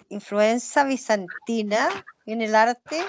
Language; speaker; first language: Italian; non-native, learner; Spanish